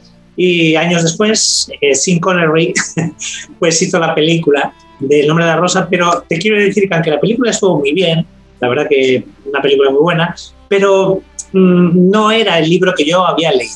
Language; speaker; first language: Spanish; native; Spanish